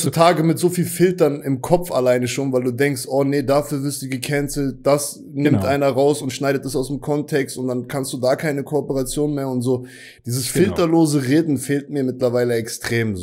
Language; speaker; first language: German; native; German